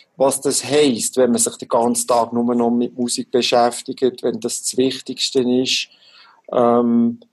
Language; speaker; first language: German; native; German